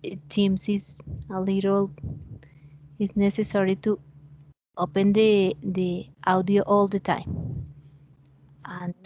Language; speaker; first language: English; non-native, learner; Spanish